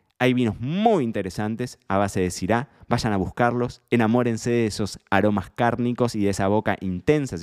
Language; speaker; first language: Spanish; native; Spanish